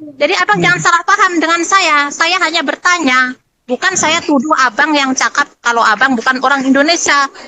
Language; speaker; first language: Indonesian; non-native, local second language; Madurese